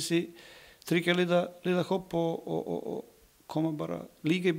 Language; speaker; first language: Icelandic; non-native, learner; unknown